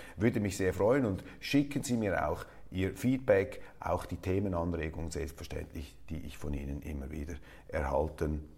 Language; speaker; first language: German; native; German